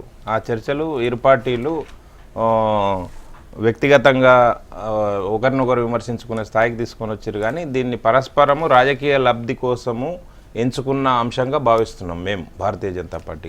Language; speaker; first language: Telugu; native; Telugu